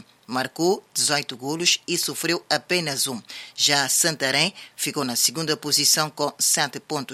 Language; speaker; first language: Portuguese; native; Portuguese